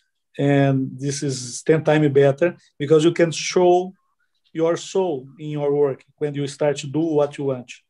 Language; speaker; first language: English; non-native, learner; Portuguese